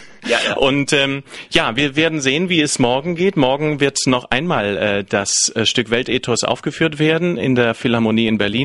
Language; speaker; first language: German; native; German